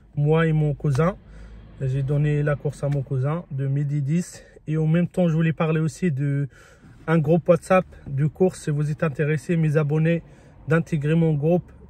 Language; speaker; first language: French; early bilingual, other home language; Spanish